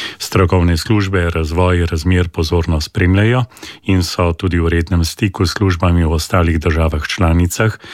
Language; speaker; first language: Slovenian; native; Slovenian